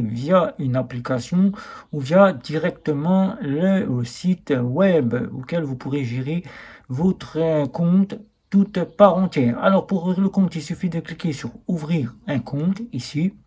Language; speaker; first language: French; native; French